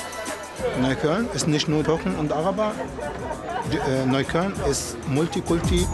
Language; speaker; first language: German; non-native, fluent; Arabic